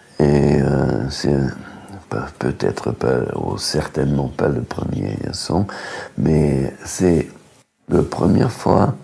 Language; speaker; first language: French; non-native, fluent; German